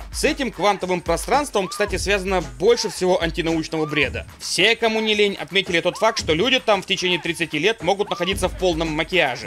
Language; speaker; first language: Russian; native; Russian